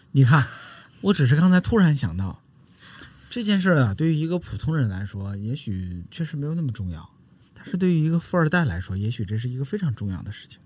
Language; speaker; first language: Chinese; native; Chinese